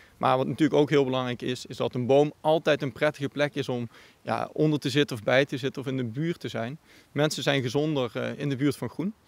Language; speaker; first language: Dutch; native; Dutch